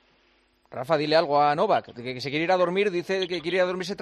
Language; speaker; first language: Spanish; native; Spanish